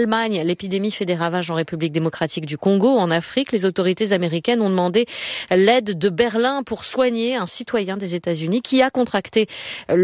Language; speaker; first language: French; native; French